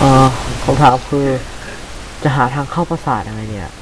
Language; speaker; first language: Thai; native; Thai